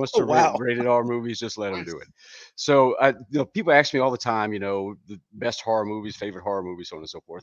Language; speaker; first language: English; native; English